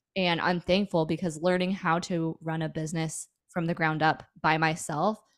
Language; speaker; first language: English; native; English